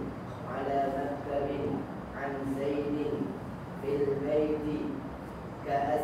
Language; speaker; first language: Arabic; non-native, learner; Indonesian